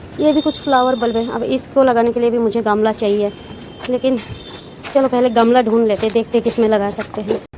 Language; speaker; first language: Hindi; non-native, local second language; Bangla